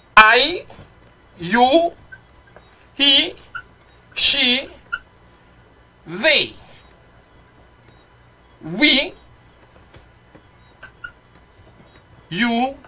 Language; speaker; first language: English; non-native, fluent; French